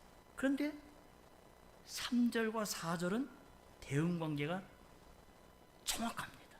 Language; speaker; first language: Korean; native; Korean